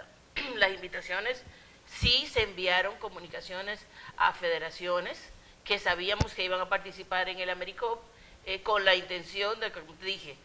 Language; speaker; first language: Spanish; native; Spanish